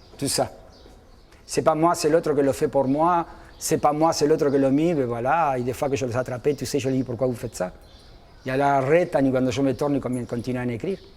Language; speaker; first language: French; non-native, fluent; Spanish